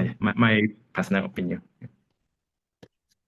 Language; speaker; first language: English; non-native, learner; Japanese